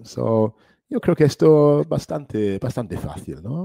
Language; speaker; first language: Spanish; native; Spanish